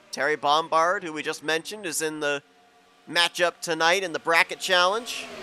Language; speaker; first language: English; native; English